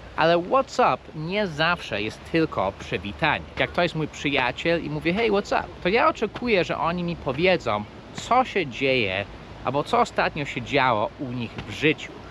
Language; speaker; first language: Polish; non-native, fluent; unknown